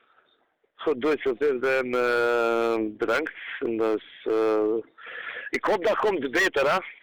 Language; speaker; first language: Dutch; non-native, learner; Turkish